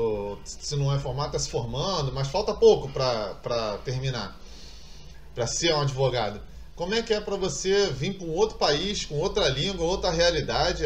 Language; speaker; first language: Portuguese; native; Portuguese